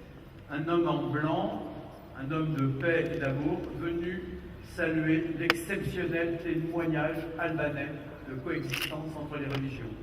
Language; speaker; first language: French; native; French